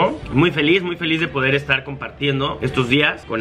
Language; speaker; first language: Spanish; native; Spanish